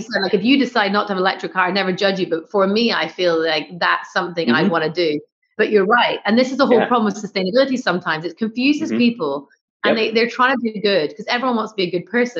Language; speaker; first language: English; native; English